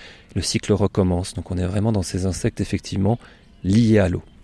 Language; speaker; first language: French; native; French